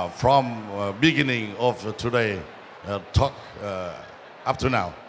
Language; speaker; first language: English; non-native, learner; Vietnamese